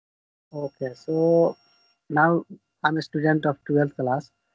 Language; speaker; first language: English; non-native, learner; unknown